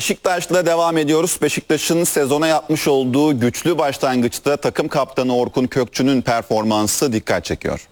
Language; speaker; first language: Turkish; native; Turkish